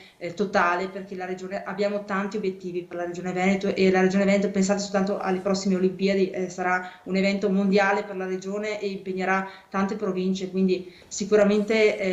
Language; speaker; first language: Italian; native; Italian